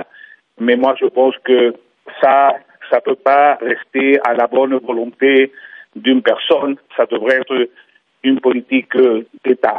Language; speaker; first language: French; non-native, fluent; Spanish